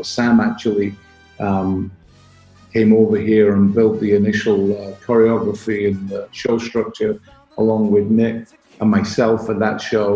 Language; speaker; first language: English; native; English